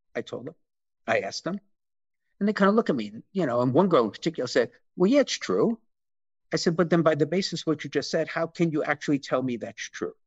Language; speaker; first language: English; native; English